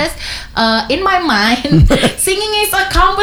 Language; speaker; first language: English; non-native, learner; Indonesian